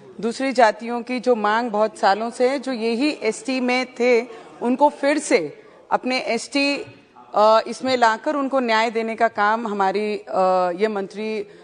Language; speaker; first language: Hindi; non-native, local second language; Punjabi